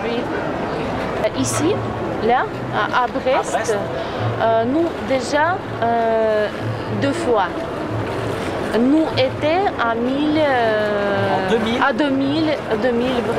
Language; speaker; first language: French; non-native, learner; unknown